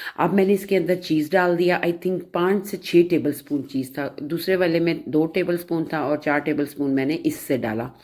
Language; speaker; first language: Urdu; non-native, local second language; Punjabi